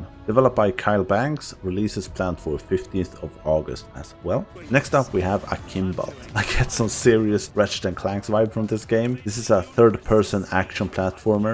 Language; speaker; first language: English; non-native, fluent; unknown